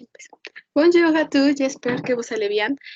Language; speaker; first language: French; non-native, learner; Spanish